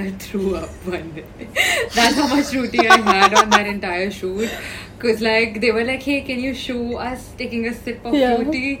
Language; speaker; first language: English; non-native, local second language; Hindi